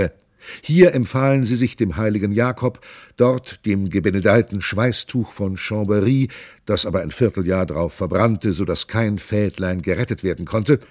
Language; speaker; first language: German; native; German